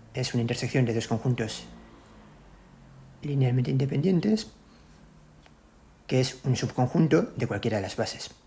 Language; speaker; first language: Spanish; native; Spanish